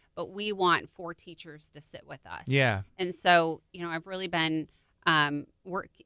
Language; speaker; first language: English; native; English